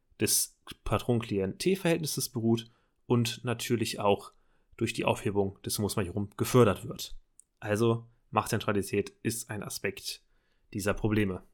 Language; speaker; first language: German; native; German